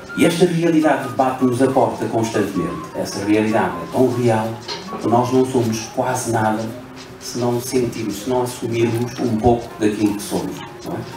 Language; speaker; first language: Portuguese; non-native, local second language; Upper Guinea Crioulo